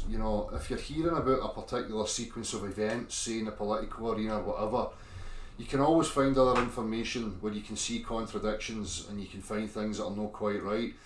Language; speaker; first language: English; native; English